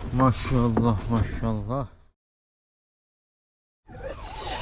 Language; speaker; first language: Turkish; native; Turkish